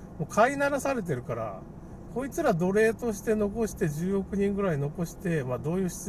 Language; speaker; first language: Japanese; native; Japanese